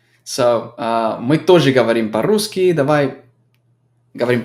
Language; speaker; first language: Russian; non-native, fluent; English